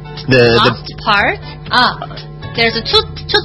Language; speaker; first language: English; non-native, learner; Korean